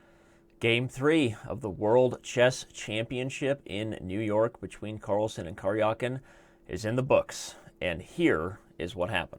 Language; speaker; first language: English; native; English